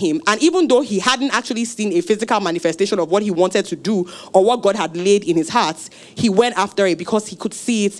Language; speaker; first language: English; non-native, local second language; Yoruba